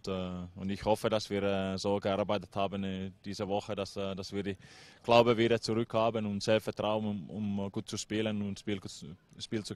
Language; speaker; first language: German; non-native, fluent; Finnish